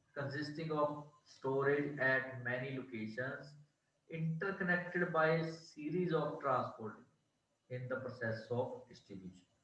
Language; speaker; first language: English; non-native, local second language; Punjabi